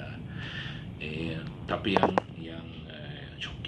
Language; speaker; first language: Indonesian; non-native, learner; Swedish